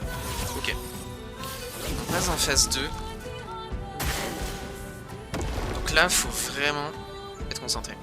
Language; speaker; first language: French; native; French